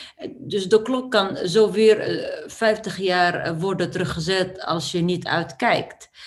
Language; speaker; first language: Dutch; non-native, fluent; Arabic